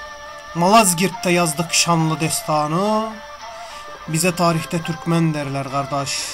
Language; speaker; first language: Turkish; early bilingual, heritage; Turkish